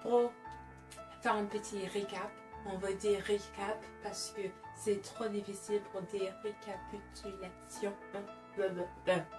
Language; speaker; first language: French; non-native, fluent; English